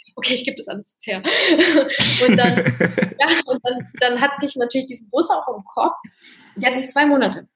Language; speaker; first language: German; early bilingual, other home language; Russian